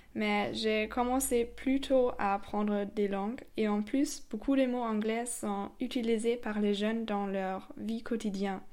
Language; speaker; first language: French; non-native, fluent; German